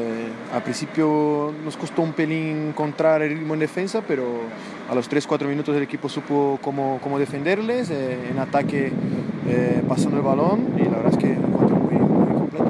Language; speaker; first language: Spanish; native; Spanish